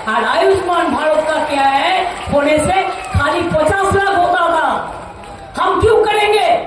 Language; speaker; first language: Hindi; non-native, local second language; Bangla